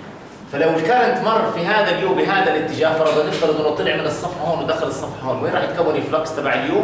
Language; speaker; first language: Arabic; native; Arabic